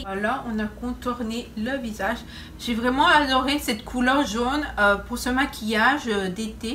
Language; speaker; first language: French; non-native, fluent; Spanish